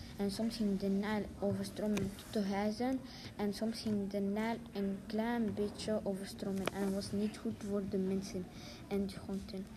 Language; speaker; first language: Dutch; non-native, local second language; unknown